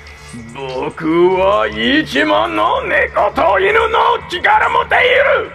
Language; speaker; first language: Japanese; non-native, learner; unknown